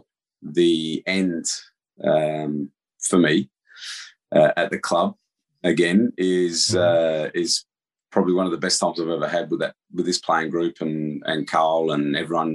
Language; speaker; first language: English; native; English